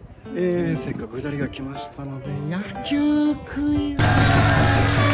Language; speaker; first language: Japanese; native; Japanese